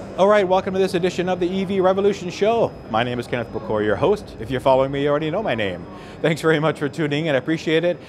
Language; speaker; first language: English; native; English